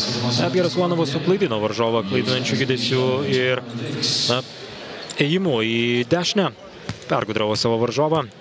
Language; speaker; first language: Lithuanian; native; Lithuanian